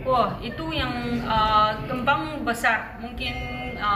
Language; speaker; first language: Indonesian; non-native, learner; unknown